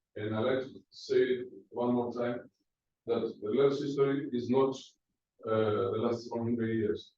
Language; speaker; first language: English; non-native, learner; Greek